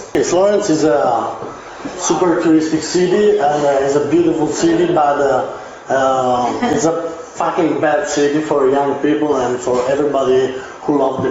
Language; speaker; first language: English; non-native, learner; Italian